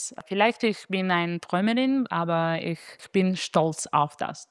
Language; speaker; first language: German; non-native, fluent; Italian